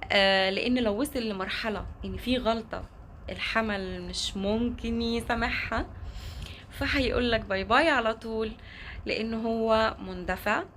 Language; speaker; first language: Arabic; native; Arabic